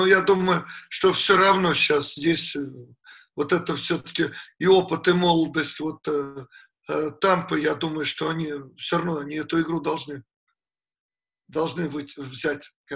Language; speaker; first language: Russian; native; Russian